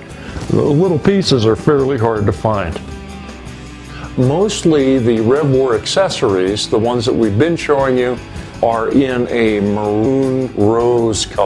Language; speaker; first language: English; native; English